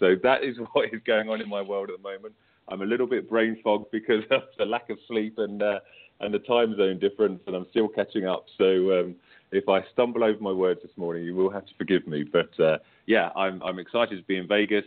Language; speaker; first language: English; native; English